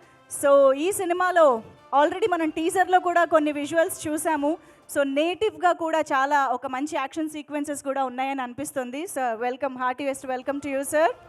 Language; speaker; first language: Telugu; native; Telugu